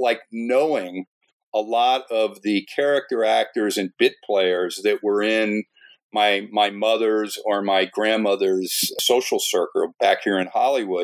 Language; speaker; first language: English; native; English